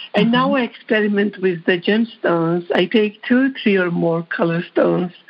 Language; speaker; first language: English; non-native, fluent; Georgian